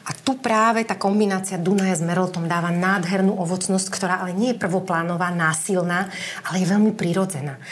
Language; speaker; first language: Slovak; native; Slovak